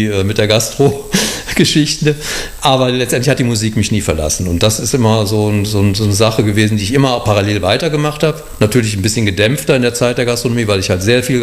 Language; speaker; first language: German; native; German